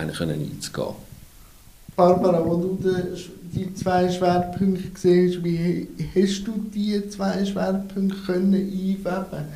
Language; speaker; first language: German; native; German